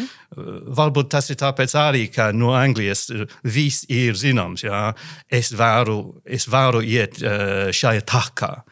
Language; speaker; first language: Latvian; non-native, learner; English